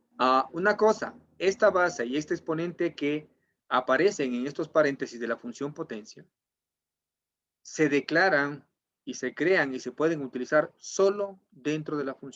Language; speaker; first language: Spanish; native; Spanish